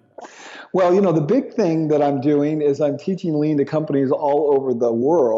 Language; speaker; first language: English; native; English